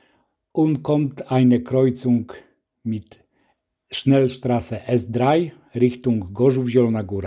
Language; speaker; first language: German; non-native, learner; Polish